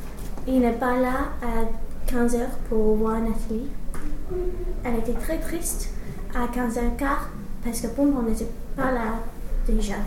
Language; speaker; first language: French; non-native, learner; English